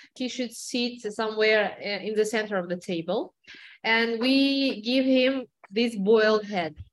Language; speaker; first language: English; non-native, fluent; Russian